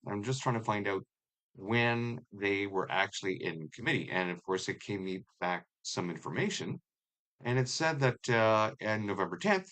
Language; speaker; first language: English; native; English